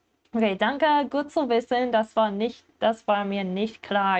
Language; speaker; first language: German; non-native, learner; English